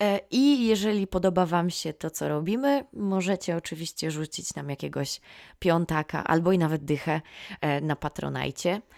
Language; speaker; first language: Polish; native; Polish